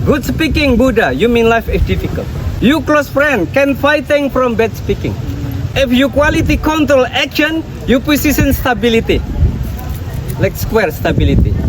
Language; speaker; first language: English; non-native, learner; Indonesian